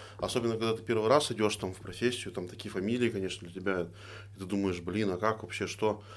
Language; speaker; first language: Russian; native; Russian